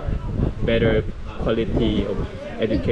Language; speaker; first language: English; non-native, fluent; Korean